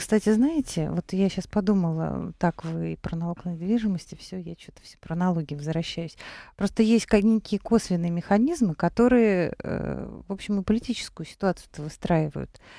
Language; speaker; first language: Russian; native; Russian